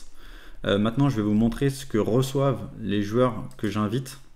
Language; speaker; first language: French; native; French